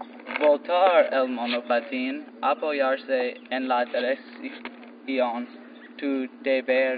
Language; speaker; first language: Spanish; non-native, learner; English